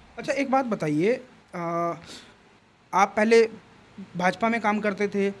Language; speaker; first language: Hindi; native; Hindi